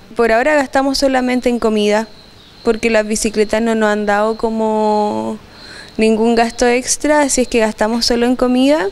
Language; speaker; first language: Spanish; native; Spanish